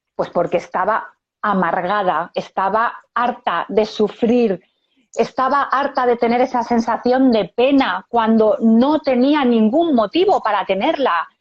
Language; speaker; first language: Spanish; native; Spanish